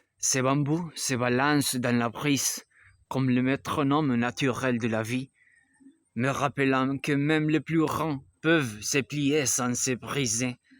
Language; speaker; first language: French; non-native, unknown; Spanish